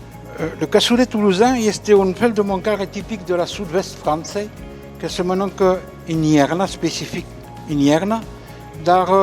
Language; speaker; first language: Romanian; non-native, fluent; French